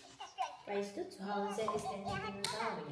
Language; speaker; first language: German; non-native, learner; Filipino